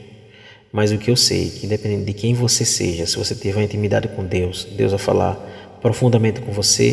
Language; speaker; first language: Portuguese; native; Portuguese